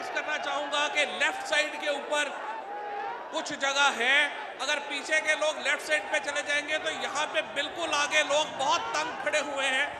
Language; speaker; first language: Urdu; native; Urdu